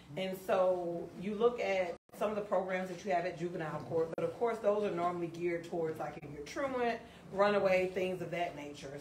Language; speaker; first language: English; native; English